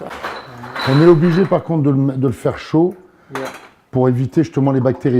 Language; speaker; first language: French; native; French